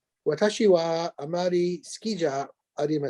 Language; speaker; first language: Japanese; non-native, learner; English